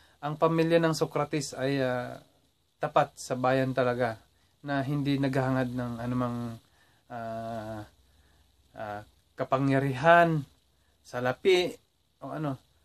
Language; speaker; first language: Filipino; native; Filipino